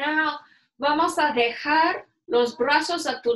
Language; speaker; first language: Spanish; non-native, learner; English